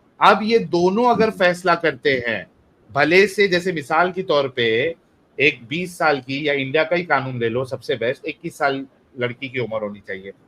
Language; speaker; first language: Hindi; native; Hindi